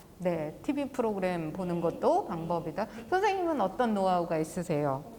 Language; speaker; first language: Korean; native; Korean